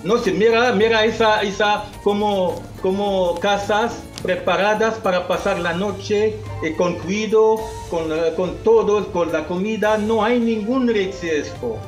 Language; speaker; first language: Spanish; non-native, local second language; Arabic